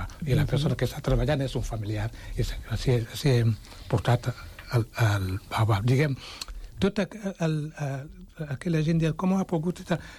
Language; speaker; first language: Catalan; non-native, fluent; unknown